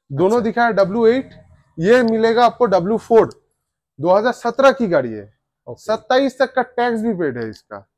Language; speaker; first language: Hindi; non-native, local second language; Bangla